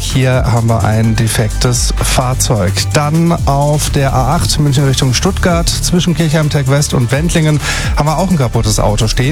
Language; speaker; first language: German; native; German